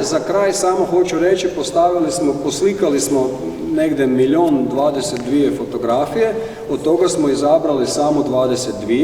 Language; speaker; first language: Croatian; native; Croatian